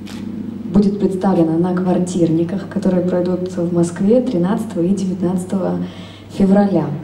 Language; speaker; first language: Russian; native; Russian